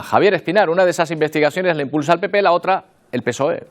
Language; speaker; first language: Spanish; native; Spanish